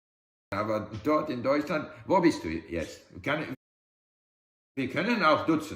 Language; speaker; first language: German; non-native, learner; English